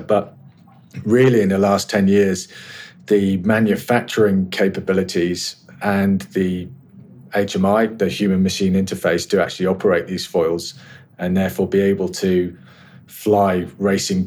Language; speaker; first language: English; native; English